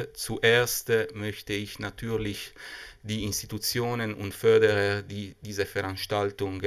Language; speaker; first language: German; non-native, fluent; Italian